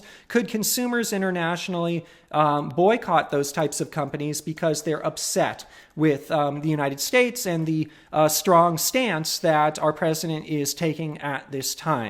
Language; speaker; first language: English; native; English